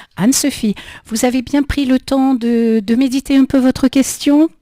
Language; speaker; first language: French; native; French